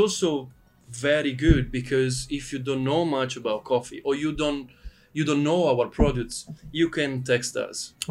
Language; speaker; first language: English; non-native, fluent; Italian